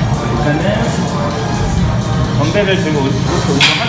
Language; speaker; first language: Korean; native; Korean